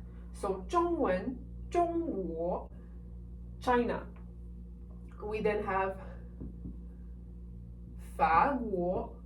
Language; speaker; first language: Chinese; non-native, fluent; French